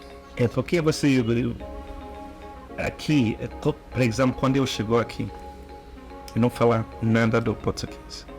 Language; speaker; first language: Portuguese; non-native, learner; Igbo